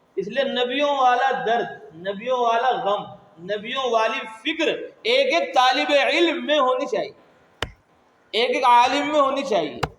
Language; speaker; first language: Urdu; native; Urdu